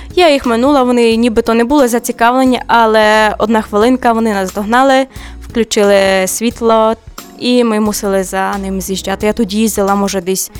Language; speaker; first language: Ukrainian; native; Ukrainian